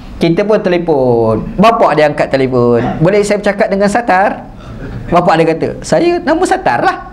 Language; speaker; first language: Malay; native; Malay